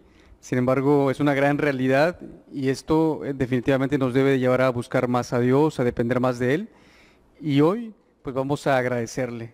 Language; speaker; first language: Spanish; native; Spanish